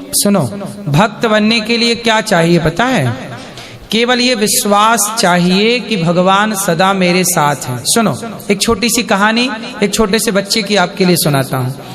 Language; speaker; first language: Hindi; native; Hindi